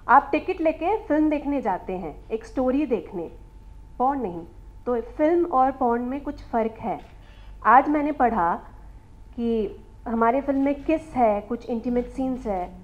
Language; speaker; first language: Hindi; native; Hindi